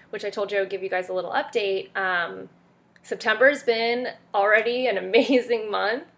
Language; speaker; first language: English; early bilingual, other home language; French